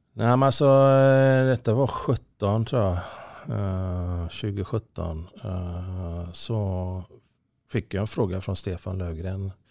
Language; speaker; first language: Swedish; native; Swedish